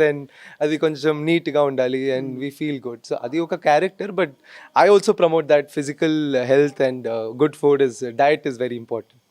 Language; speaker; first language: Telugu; non-native, fluent; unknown